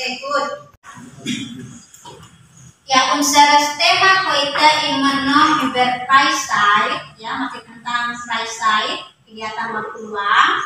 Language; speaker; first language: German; non-native, learner; Indonesian